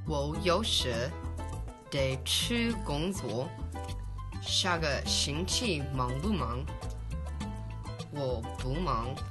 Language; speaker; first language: Chinese; non-native, learner; English